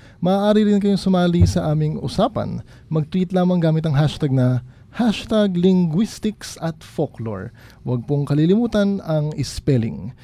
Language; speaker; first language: Filipino; native; Filipino